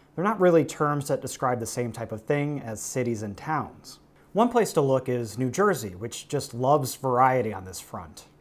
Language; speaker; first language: English; native; English